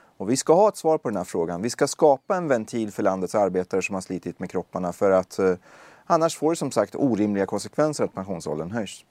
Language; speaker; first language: Swedish; early bilingual, other home language; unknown